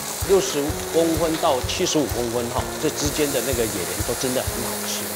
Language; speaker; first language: Chinese; non-native, local second language; Hakka Chinese